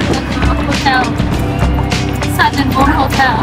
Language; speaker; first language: English; non-native, learner; Khmer